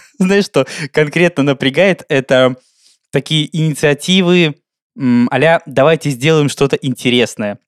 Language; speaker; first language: Russian; native; Russian